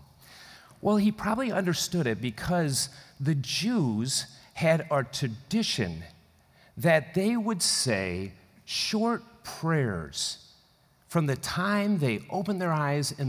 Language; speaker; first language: English; native; English